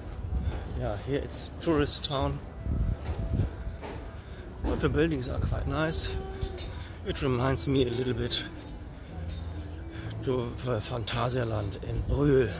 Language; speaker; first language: English; non-native, fluent; German